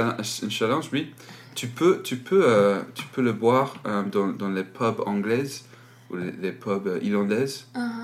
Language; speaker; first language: French; non-native, learner; English